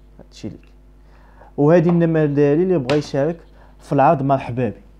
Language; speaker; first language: Arabic; native; Arabic